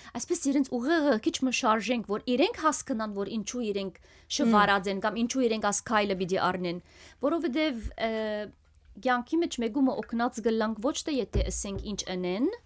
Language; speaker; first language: Armenian; early bilingual, heritage; Armenian